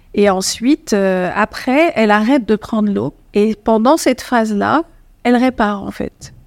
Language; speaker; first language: French; non-native, local second language; Arabic